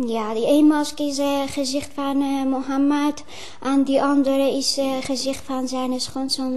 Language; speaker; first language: Dutch; non-native, fluent; Persian